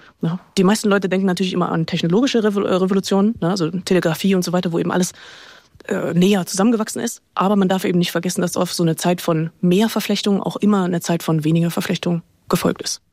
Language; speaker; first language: German; native; German